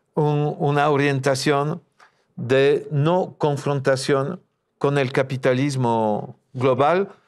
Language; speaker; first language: Spanish; non-native, fluent; French